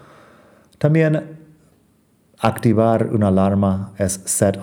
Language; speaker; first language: Spanish; non-native, fluent; English